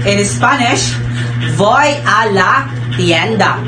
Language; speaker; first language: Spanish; non-native, learner; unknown